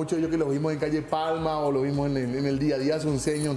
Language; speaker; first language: Spanish; native; Spanish